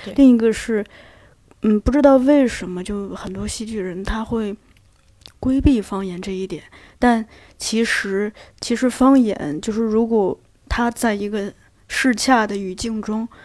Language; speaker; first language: Chinese; native; Chinese